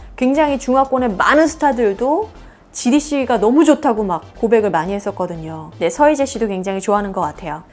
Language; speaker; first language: Korean; native; Korean